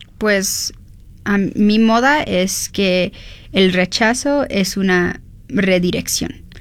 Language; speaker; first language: Spanish; early bilingual, heritage; Spanish